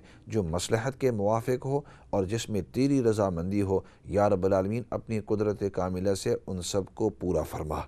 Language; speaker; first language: Urdu; native; Urdu